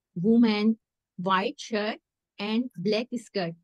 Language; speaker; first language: English; non-native, local second language; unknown